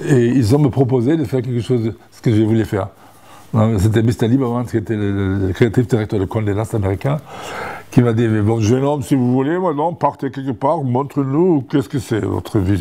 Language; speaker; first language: French; non-native, fluent; German